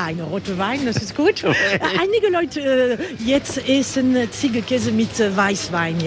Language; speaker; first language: German; non-native, learner; French